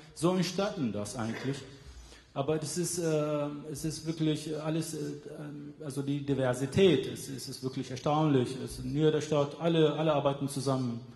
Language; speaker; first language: German; non-native, fluent; Arabic